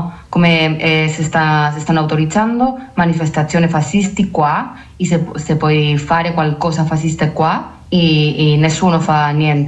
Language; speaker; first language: Italian; non-native, learner; Spanish